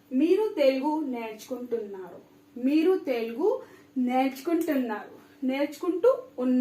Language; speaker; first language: Telugu; non-native, fluent; Hindi